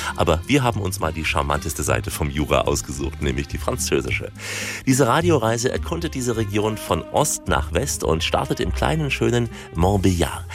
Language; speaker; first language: German; native; German